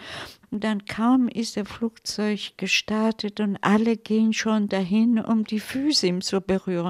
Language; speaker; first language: German; non-native, fluent; Italian